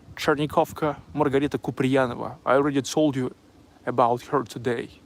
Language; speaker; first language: English; non-native, fluent; Russian